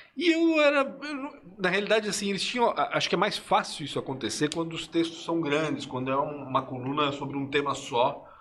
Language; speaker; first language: Portuguese; early bilingual, other home language; Spanish